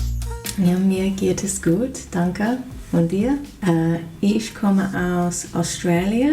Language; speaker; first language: German; non-native, learner; English